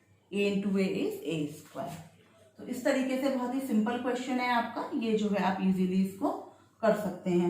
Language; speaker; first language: Hindi; native; Hindi